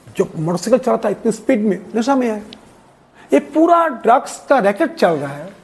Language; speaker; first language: Hindi; non-native, local second language; Bangla